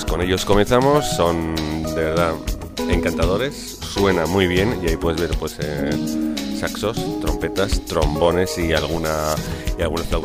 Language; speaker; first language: Spanish; native; Spanish